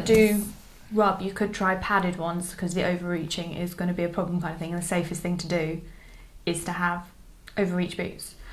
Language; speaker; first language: English; native; English